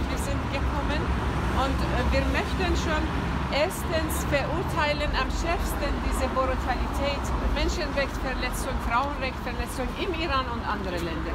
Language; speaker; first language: German; non-native, fluent; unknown